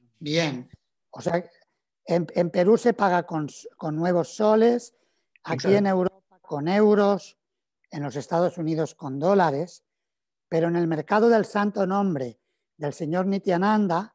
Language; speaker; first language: Spanish; native; Spanish